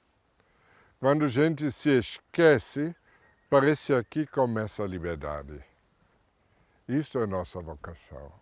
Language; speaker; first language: Portuguese; non-native, fluent; German